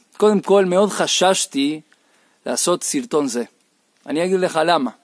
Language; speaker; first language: Hebrew; non-native, fluent; Spanish